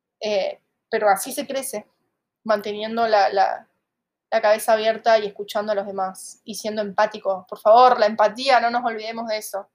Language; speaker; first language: Spanish; native; Spanish